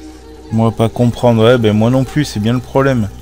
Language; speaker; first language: French; native; French